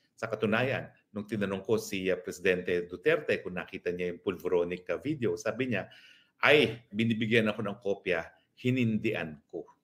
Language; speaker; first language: Filipino; native; Filipino